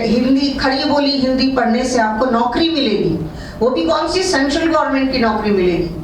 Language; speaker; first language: Hindi; non-native, local second language; Bangla